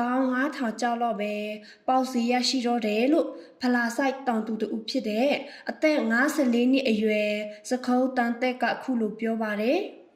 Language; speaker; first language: Burmese; non-native, local second language; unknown